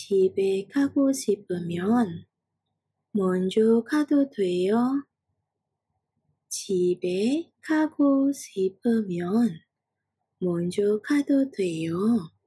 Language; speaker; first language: Korean; non-native, fluent; Indonesian